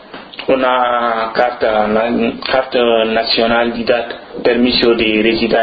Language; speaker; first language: Spanish; non-native, learner; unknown